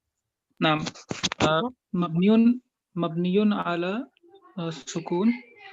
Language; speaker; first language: Arabic; non-native, learner; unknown